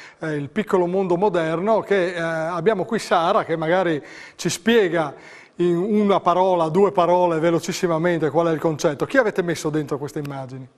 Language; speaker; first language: Italian; native; Italian